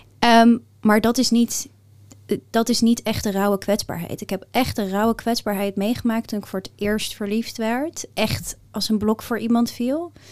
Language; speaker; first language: Dutch; early bilingual, other home language; Persian